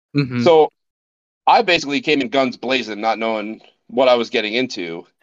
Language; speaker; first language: English; native; English